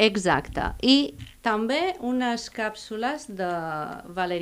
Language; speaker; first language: Catalan; non-native, fluent; Romanian